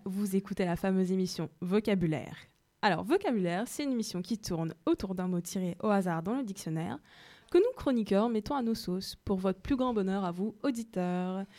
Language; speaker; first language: French; native; French